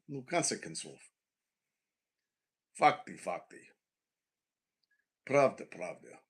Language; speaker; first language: Russian; non-native, learner; English